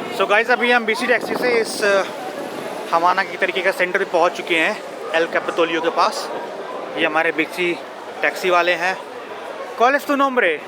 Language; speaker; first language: Hindi; native; Hindi